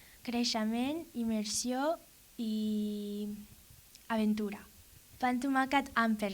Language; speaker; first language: Catalan; non-native, learner; English